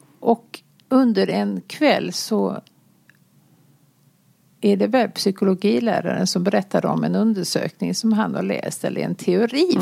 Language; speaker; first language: Swedish; native; Swedish